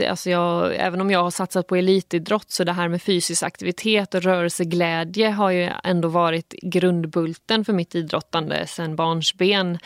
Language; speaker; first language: Swedish; native; Swedish